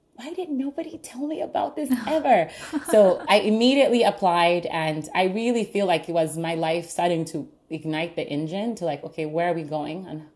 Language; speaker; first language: English; non-native, local second language; Ganda